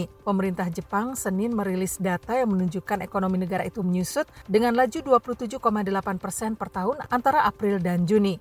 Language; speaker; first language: Indonesian; native; Indonesian